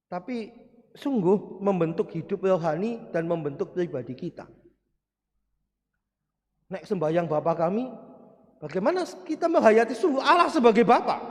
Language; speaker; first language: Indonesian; non-native, local second language; Javanese